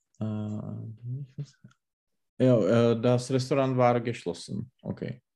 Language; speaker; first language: German; non-native, learner; Czech